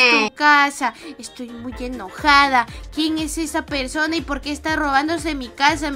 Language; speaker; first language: Spanish; native; Spanish